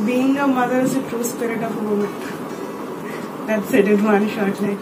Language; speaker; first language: English; non-native, local second language; Telugu